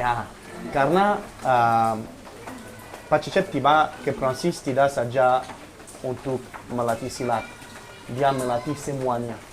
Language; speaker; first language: Indonesian; non-native, learner; French